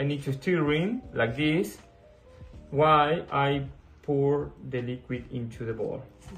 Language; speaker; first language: English; non-native, learner; Spanish